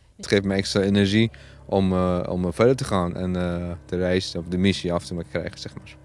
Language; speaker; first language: Dutch; non-native, fluent; Persian